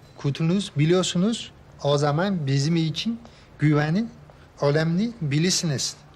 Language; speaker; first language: Turkish; non-native, learner; Japanese